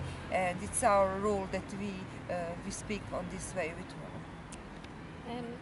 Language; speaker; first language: English; non-native, learner; Serbian